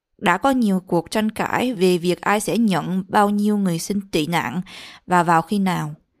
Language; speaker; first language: Vietnamese; early bilingual, heritage; Vietnamese